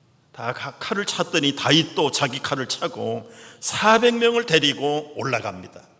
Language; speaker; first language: Korean; native; Korean